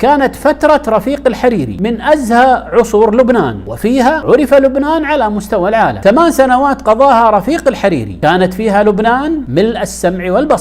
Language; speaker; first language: Arabic; native; Arabic